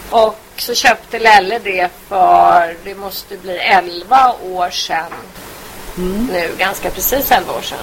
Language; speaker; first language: Swedish; native; Swedish